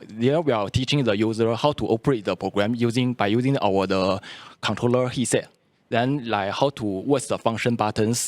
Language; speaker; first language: English; non-native, local second language; Chinese